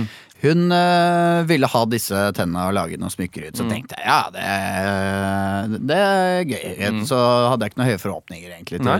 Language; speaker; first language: Norwegian; native; Norwegian